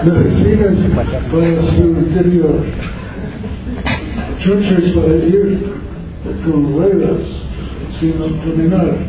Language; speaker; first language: Spanish; non-native, learner; English